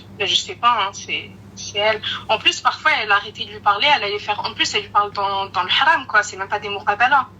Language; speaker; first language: French; early bilingual, other home language; Arabic